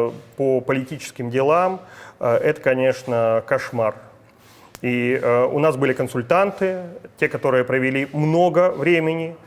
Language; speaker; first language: Russian; native; Russian